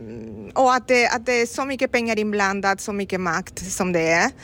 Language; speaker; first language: Swedish; non-native, fluent; Spanish